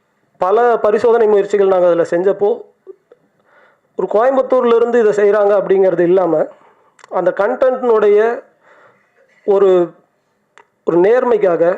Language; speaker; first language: Tamil; native; Tamil